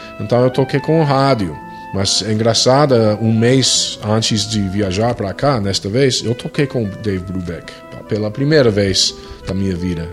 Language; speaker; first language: Portuguese; non-native, fluent; English